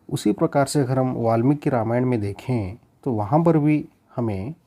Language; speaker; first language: Hindi; non-native, local second language; Kannada